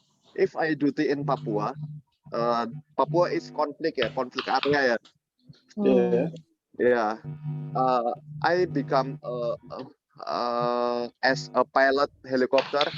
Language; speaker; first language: English; non-native, learner; Indonesian